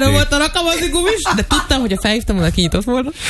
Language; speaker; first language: Hungarian; native; Hungarian